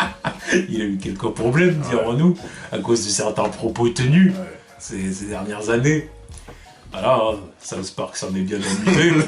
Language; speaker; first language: French; native; French